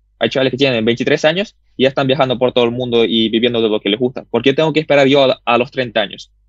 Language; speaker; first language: Spanish; early bilingual, other home language; Russian